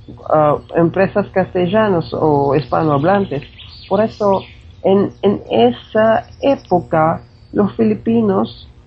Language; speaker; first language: Spanish; non-native, fluent; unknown